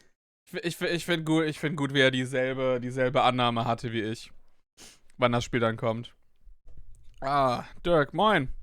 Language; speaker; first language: German; native; German